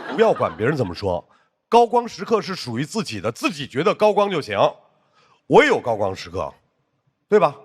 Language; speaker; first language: Chinese; native; Chinese